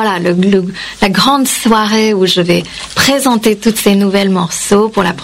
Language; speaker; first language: French; non-native, fluent; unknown